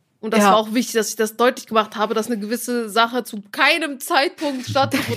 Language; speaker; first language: German; native; German